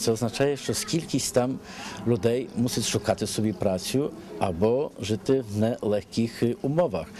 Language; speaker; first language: Ukrainian; early bilingual, heritage; Ukrainian